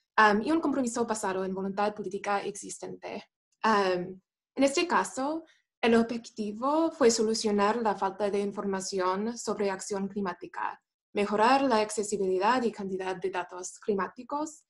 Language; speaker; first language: Spanish; non-native, fluent; English